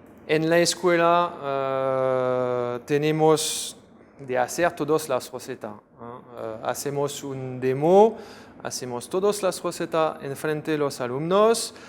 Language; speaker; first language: Spanish; non-native, fluent; French